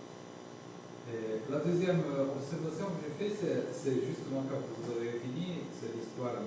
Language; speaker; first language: French; non-native, fluent; Italian